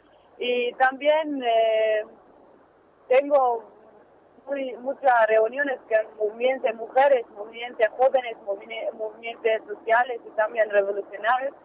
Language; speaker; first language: Spanish; non-native, learner; Kurdish